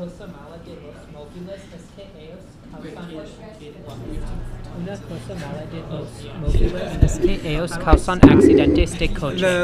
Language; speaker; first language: Spanish; non-native, learner; English